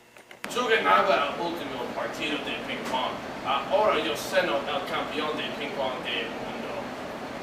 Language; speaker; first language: Spanish; non-native, learner; English